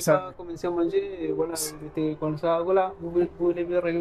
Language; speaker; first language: French; non-native, fluent; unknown